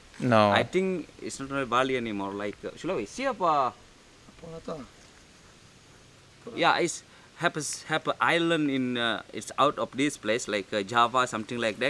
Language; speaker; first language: English; non-native, learner; Indonesian